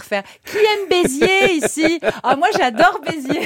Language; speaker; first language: French; native; French